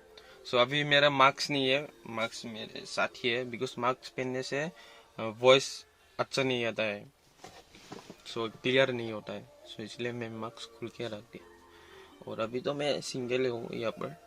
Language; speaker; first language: Hindi; non-native, local second language; Assamese